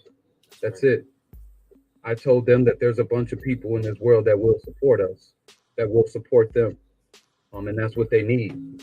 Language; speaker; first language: English; native; English